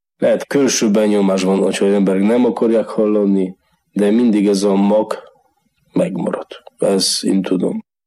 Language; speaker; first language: Hungarian; non-native, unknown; Polish